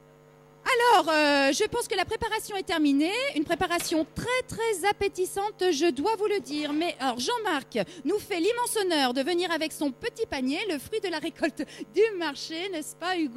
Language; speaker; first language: French; native; French